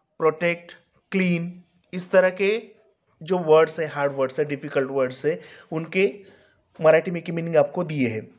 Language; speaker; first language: Hindi; non-native, local second language; Marathi